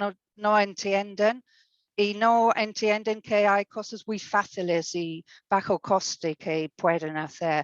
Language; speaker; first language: Spanish; non-native, fluent; English